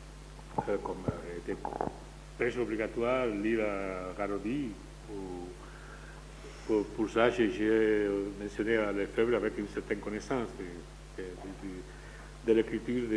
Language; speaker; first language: French; non-native, fluent; Spanish